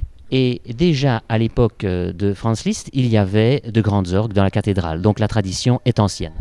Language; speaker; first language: French; native; French